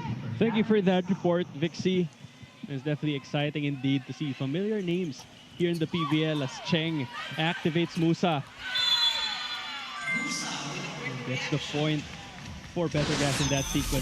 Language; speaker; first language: English; non-native, local second language; Filipino